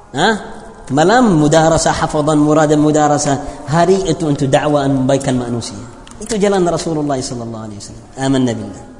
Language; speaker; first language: Malay; non-native, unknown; Arabic